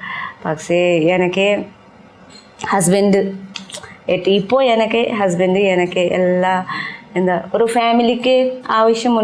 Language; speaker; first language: Malayalam; non-native, learner; Nepali